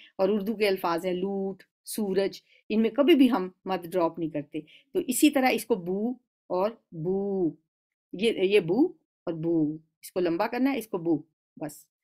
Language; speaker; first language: Urdu; native; Urdu